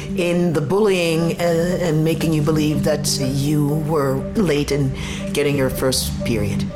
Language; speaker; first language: English; native; English